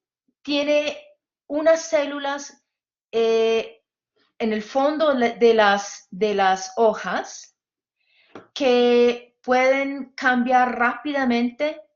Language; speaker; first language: Spanish; non-native, fluent; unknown